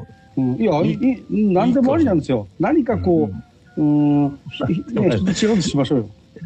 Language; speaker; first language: Japanese; native; Japanese